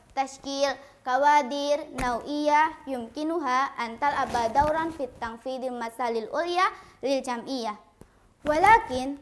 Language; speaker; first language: Arabic; non-native, learner; Indonesian